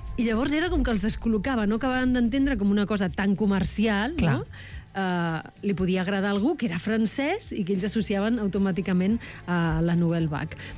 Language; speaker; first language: Catalan; native; Catalan